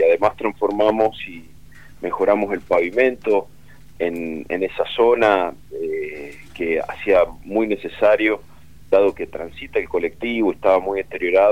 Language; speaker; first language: Spanish; native; Spanish